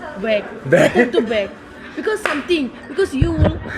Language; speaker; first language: English; non-native, learner; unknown